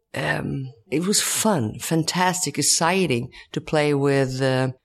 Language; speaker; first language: English; non-native, fluent; Swedish